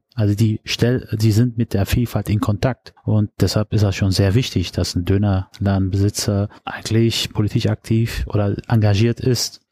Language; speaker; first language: German; early bilingual, other home language; Turkish